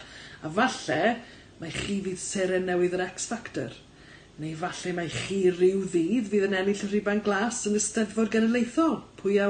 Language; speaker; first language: Welsh; native; Welsh